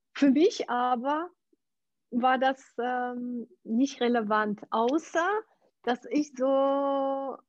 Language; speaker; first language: German; non-native, fluent; Ukrainian